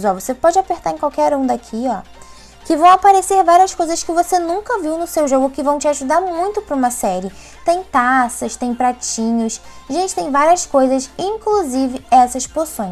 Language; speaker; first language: Portuguese; native; Portuguese